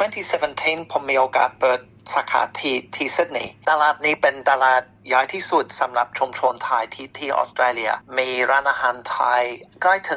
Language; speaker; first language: Thai; non-native, fluent; English